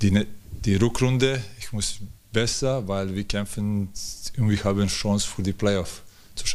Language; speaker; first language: German; non-native, learner; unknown